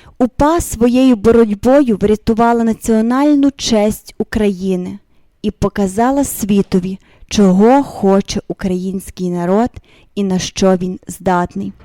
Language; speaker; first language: Ukrainian; native; Ukrainian